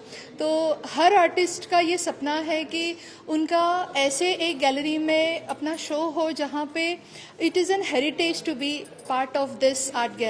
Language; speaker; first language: Hindi; native; Hindi